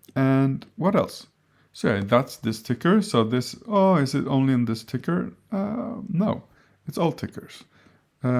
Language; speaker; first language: English; non-native, fluent; Swedish